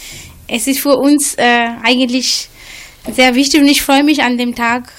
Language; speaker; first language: German; non-native, fluent; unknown